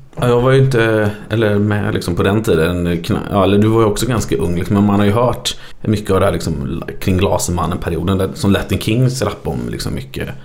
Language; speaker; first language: Swedish; native; Swedish